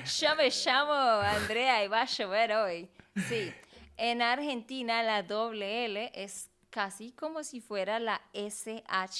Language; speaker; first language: Spanish; native; Spanish